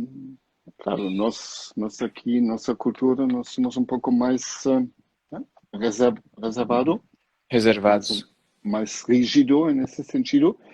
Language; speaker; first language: Portuguese; non-native, fluent; German